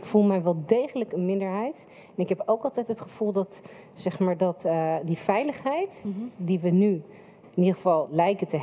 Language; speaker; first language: Dutch; native; Dutch